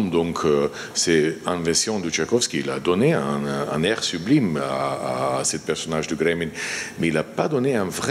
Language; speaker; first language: French; non-native, fluent; Slovenian